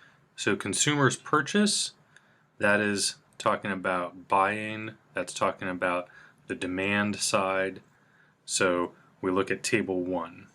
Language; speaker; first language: English; native; English